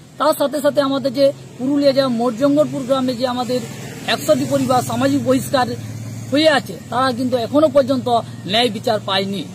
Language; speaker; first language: Bangla; non-native, local second language; Santali